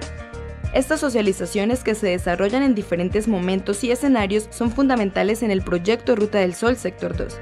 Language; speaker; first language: Spanish; native; Spanish